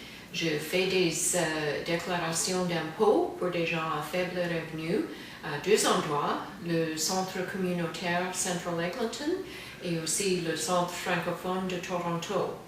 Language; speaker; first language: French; non-native, fluent; English